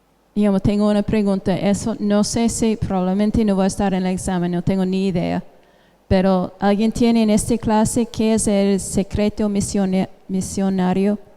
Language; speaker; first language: Spanish; non-native, fluent; English